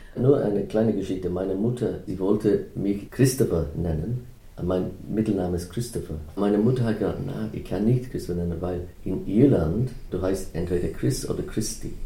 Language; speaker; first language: German; non-native, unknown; English